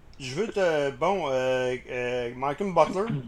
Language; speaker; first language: French; native; French